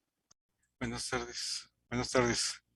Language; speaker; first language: Spanish; native; Spanish